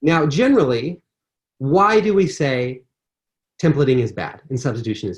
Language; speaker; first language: English; native; English